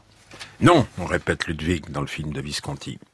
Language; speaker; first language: French; native; French